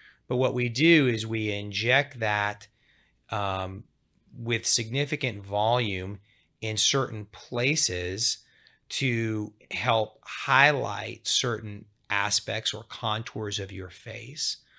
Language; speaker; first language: English; native; English